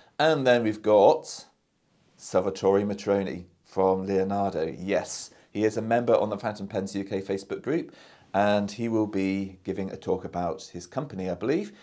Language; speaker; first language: English; native; English